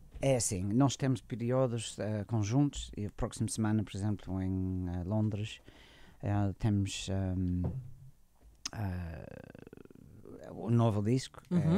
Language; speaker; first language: Portuguese; non-native, learner; English